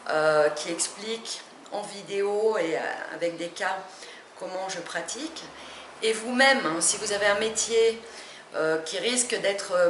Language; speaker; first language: French; non-native, fluent; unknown